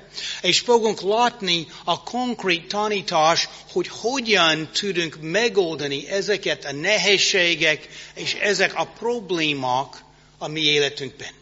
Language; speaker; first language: Hungarian; non-native, fluent; English